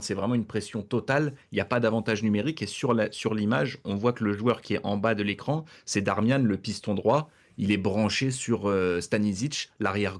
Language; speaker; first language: French; native; French